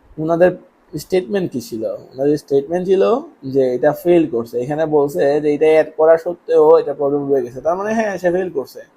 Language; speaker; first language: Bangla; native; Bangla